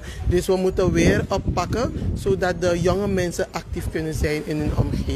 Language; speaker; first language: Dutch; native; Dutch